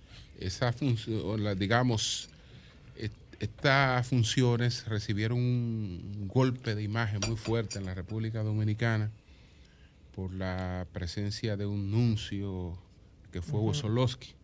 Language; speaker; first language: Spanish; native; Spanish